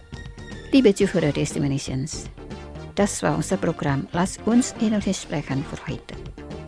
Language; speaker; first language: German; non-native, fluent; Indonesian